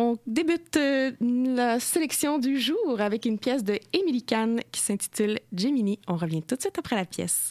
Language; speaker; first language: French; native; French